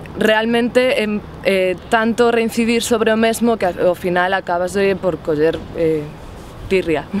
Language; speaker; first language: Galician; non-native, local second language; Spanish